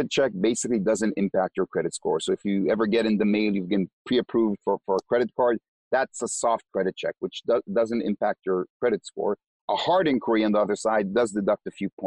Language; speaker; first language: English; non-native, fluent; Hebrew